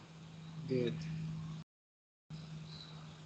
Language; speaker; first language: English; non-native, fluent; Spanish